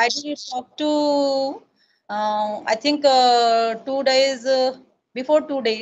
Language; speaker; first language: English; non-native, learner; Hindi